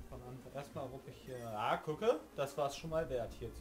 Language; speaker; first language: German; native; German